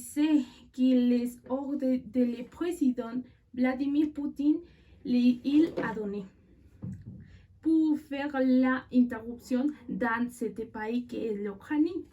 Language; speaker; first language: French; non-native, learner; Spanish